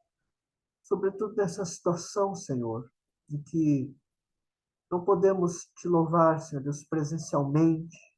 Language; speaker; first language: Portuguese; native; Portuguese